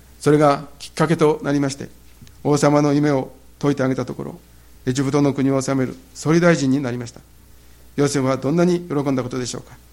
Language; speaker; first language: Japanese; native; Japanese